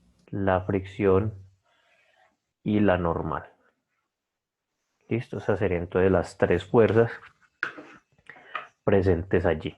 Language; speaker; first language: Spanish; native; Spanish